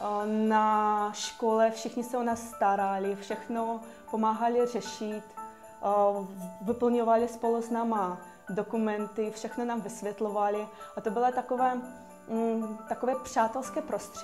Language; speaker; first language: Czech; non-native, fluent; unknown